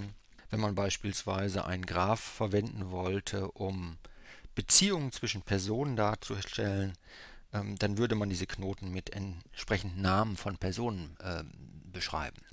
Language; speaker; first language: German; native; German